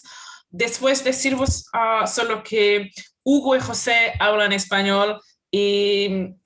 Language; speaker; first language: Spanish; non-native, fluent; Portuguese